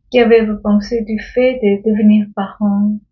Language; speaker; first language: French; non-native, learner; Korean